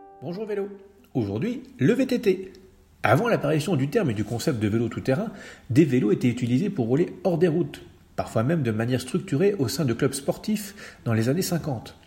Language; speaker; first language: French; native; French